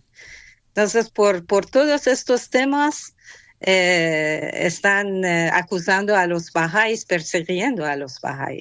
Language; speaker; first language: Spanish; non-native, fluent; Persian